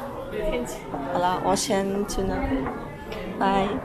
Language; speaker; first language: Chinese; non-native, fluent; Mongolian